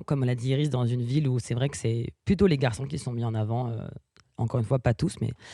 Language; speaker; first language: French; native; French